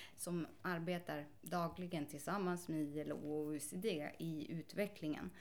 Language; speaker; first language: Swedish; native; Swedish